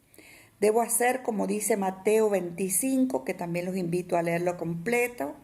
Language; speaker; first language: Spanish; native; Spanish